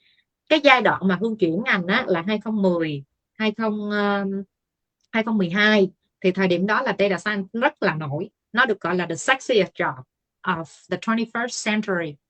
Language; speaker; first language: Vietnamese; native; Vietnamese